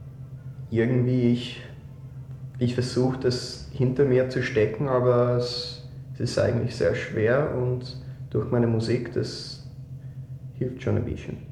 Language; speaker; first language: German; non-native, fluent; English